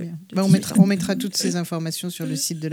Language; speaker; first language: French; native; French